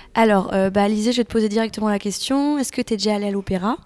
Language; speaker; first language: French; native; French